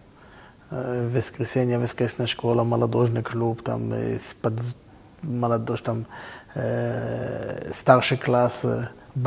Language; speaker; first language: Russian; non-native, fluent; Hebrew